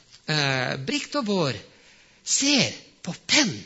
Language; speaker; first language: Norwegian; non-native, fluent; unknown